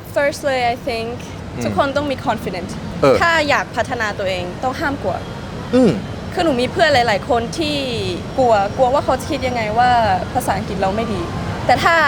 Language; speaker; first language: Thai; native; Thai